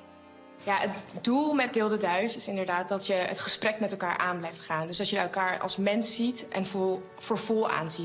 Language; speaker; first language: Dutch; native; Dutch